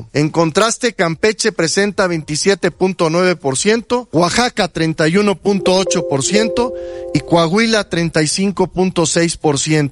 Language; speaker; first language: Spanish; native; Spanish